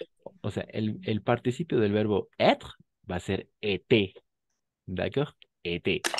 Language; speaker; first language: French; non-native, fluent; Spanish